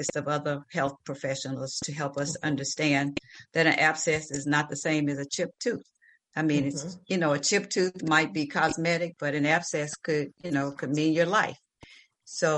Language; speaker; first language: English; native; English